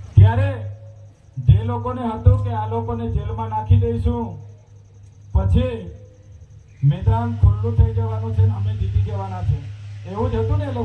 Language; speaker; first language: Gujarati; non-native, local second language; Vasavi